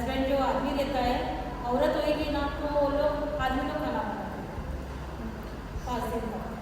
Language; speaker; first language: Hindi; non-native, local second language; Marathi